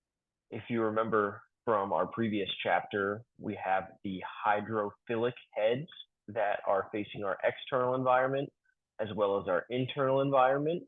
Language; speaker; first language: English; native; English